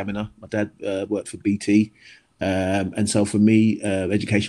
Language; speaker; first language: English; native; English